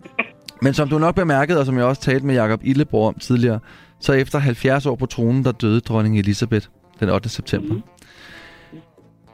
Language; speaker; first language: Danish; native; Danish